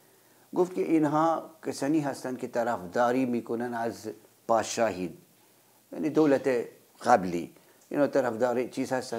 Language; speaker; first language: Persian; non-native, fluent; Urdu